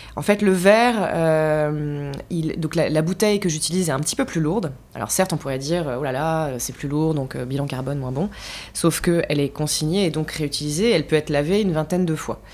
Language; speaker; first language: French; native; French